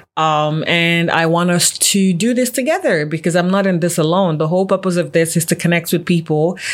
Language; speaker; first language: English; non-native, local second language; Yoruba